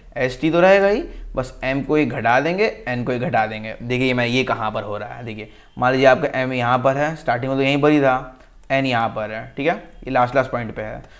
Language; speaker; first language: Hindi; native; Hindi